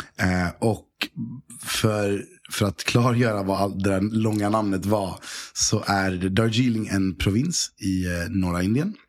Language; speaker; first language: Swedish; early bilingual, other home language; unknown